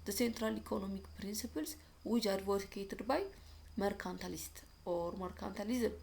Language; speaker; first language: English; non-native, local second language; Amharic